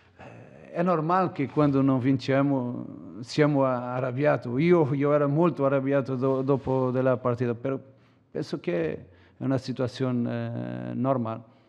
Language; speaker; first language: Italian; non-native, learner; Portuguese